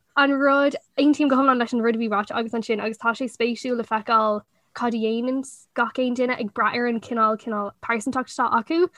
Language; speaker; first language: Irish; non-native, local second language; English